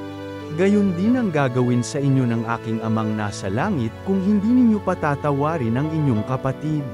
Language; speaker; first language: Filipino; native; Filipino